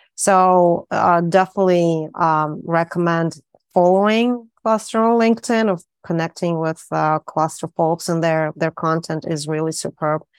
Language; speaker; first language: English; non-native, fluent; Russian